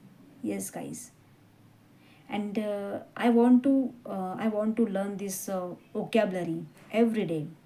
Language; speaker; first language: English; non-native, learner; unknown